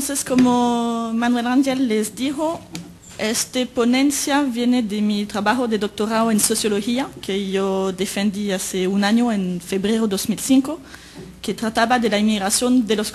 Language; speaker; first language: Spanish; native; Spanish